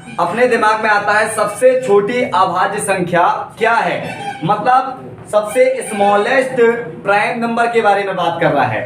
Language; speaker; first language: Hindi; native; Hindi